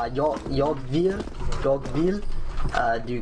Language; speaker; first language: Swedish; non-native, learner; English